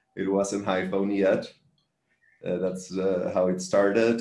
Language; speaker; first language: English; non-native, fluent; Spanish